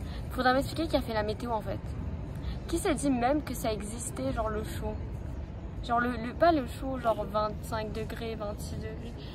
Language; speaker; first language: French; native; French